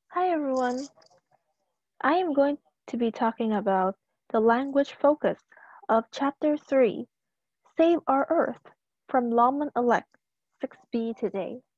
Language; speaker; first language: English; non-native, local second language; Chinese